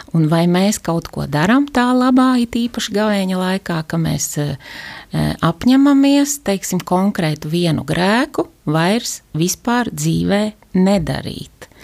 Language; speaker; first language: Latvian; native; Latvian